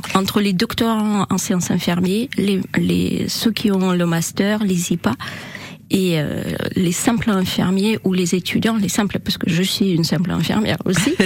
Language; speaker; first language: French; non-native, fluent; Russian